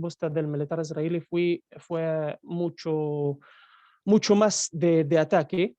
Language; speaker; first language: Spanish; non-native, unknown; Arabic